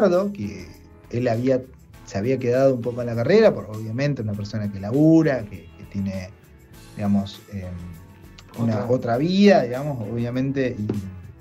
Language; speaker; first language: Spanish; native; Spanish